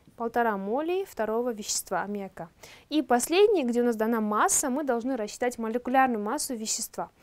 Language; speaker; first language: Russian; non-native, local second language; Kazakh